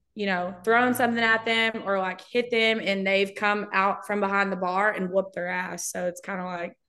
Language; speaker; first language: English; native; English